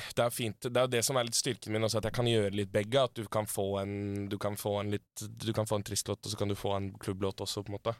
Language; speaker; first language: Norwegian; native; Norwegian